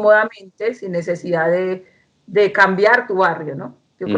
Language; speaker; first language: Spanish; native; Spanish